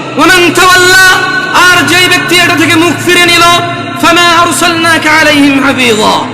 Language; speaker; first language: Bangla; early bilingual, heritage; Bangla